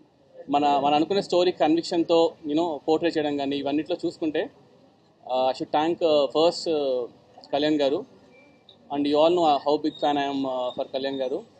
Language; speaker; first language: Telugu; native; Telugu